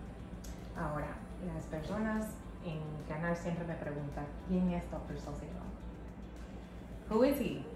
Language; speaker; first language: Spanish; non-native, local second language; English